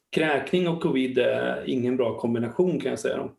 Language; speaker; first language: Swedish; native; Swedish